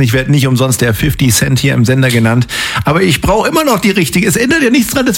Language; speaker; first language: German; native; German